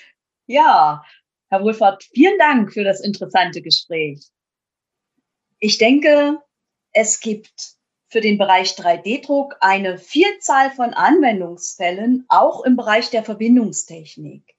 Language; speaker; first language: German; native; German